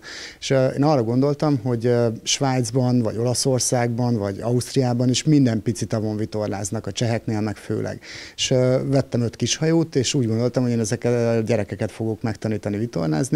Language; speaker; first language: Hungarian; native; Hungarian